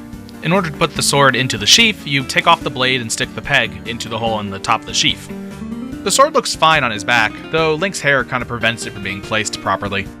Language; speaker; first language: English; native; English